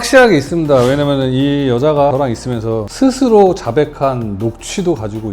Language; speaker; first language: Korean; native; Korean